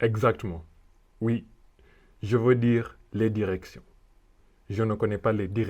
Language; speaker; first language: French; non-native, fluent; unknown